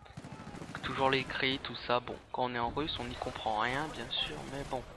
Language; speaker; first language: French; native; French